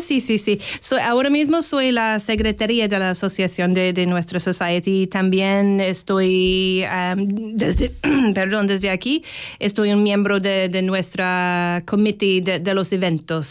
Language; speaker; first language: Spanish; non-native, learner; English